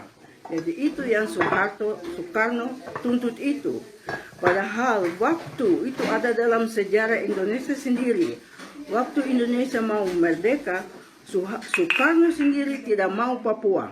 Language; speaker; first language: Indonesian; non-native, local second language; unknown